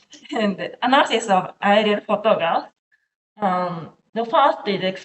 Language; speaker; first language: English; non-native, learner; Japanese